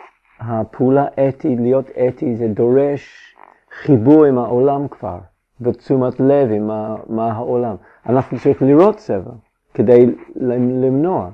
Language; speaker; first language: Hebrew; non-native, fluent; English